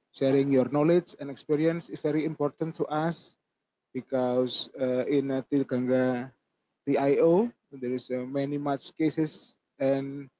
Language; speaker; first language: English; non-native, learner; Indonesian